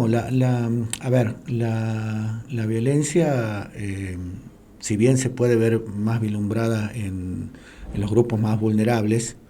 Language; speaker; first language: Spanish; native; Spanish